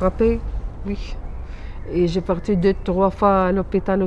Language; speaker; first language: French; non-native, local second language; Arabic